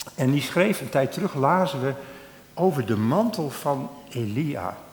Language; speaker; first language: Dutch; native; Dutch